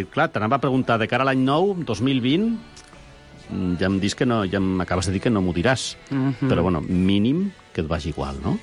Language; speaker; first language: Catalan; non-native, local second language; Spanish